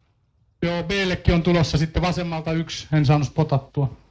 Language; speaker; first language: Finnish; native; Finnish